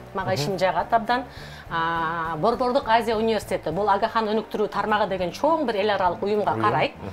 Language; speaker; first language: Kyrgyz; native; Kyrgyz